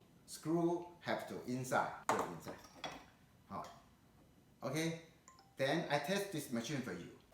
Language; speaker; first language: English; non-native, learner; Chinese